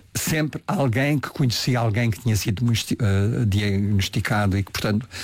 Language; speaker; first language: Portuguese; native; Portuguese